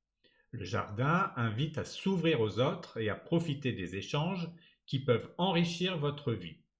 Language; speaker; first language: French; native; French